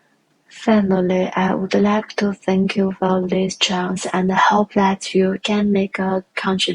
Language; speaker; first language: English; non-native, learner; Chinese